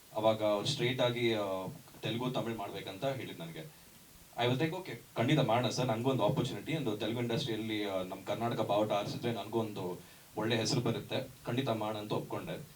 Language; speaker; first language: Kannada; native; Kannada